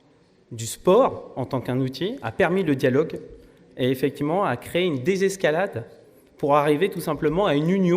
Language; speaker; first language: French; native; French